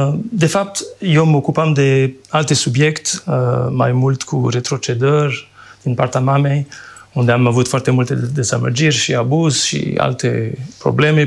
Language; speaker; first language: Romanian; non-native, fluent; French